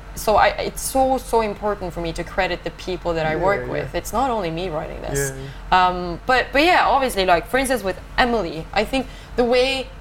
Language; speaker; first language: English; non-native, fluent; Norwegian